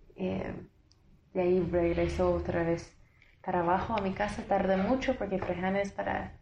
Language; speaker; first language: Spanish; non-native, fluent; English